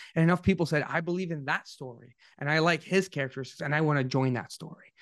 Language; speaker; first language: English; native; English